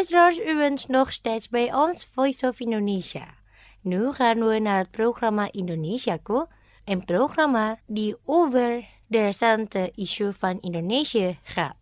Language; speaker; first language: Dutch; non-native, fluent; Indonesian